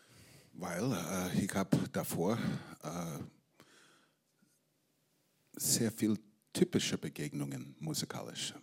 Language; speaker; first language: German; non-native, fluent; English